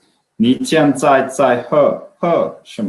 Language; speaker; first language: Chinese; non-native, learner; Swedish